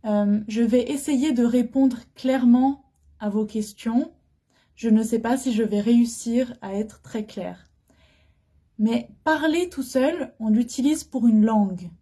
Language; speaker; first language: French; non-native, fluent; Arabic